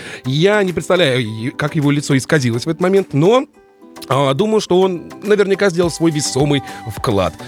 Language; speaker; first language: Russian; native; Russian